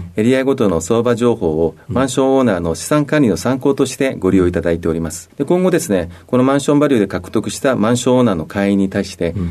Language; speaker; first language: Japanese; native; Japanese